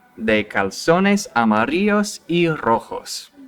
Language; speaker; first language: Spanish; non-native, fluent; English